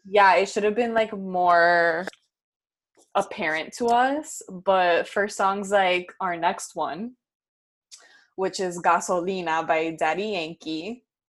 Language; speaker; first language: English; early bilingual, other home language; Spanish